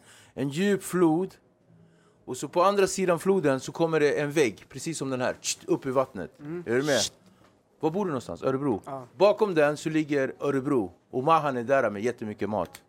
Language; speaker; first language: Swedish; native; Swedish